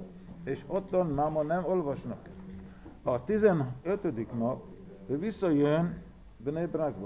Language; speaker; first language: Hungarian; early bilingual, heritage; Hungarian